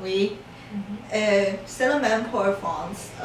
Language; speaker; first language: French; non-native, learner; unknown